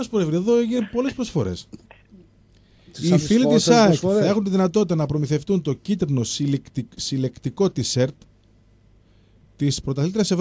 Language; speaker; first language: Greek; native; Greek